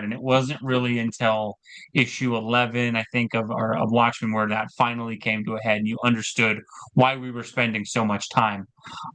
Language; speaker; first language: English; native; English